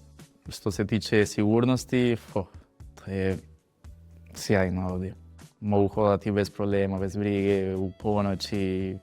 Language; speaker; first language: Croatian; non-native, learner; Spanish